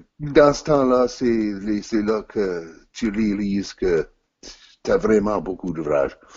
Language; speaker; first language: French; non-native, local second language; English